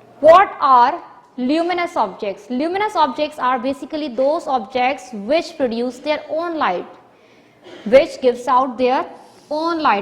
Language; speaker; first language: English; non-native, local second language; Urdu